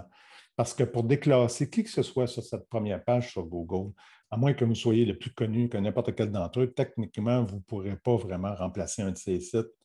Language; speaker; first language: French; native; French